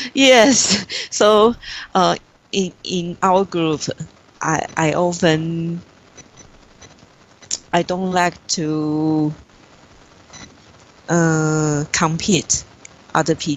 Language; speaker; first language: English; non-native, learner; Chinese